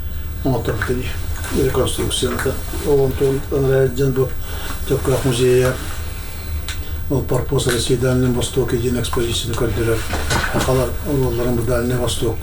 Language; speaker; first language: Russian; non-native, local second language; Yakut